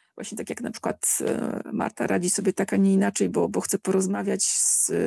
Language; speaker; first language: Polish; native; Polish